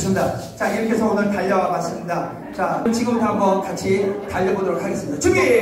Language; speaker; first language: Korean; native; Korean